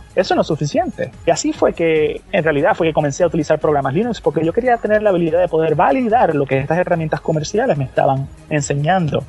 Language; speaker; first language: Spanish; native; Spanish